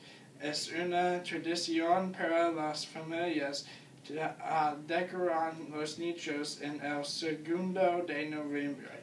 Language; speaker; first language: Spanish; non-native, learner; English